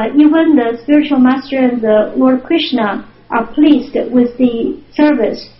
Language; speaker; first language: English; non-native, fluent; Chinese